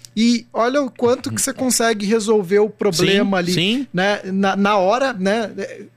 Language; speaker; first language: Portuguese; native; Portuguese